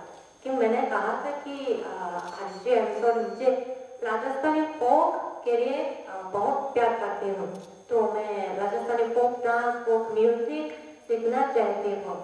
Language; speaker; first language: Hindi; non-native, learner; Japanese